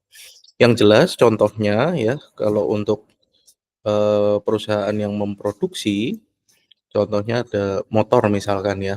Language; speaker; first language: Indonesian; native; Indonesian